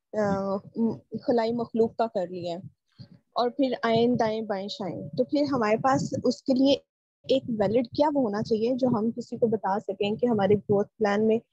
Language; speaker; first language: Urdu; native; Urdu